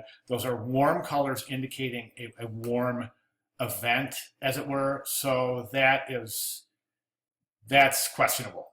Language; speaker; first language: English; native; English